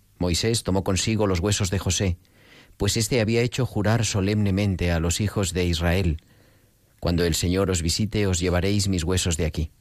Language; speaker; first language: Spanish; native; Spanish